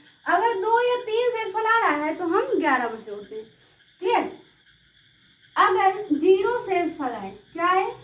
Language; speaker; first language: Hindi; native; Hindi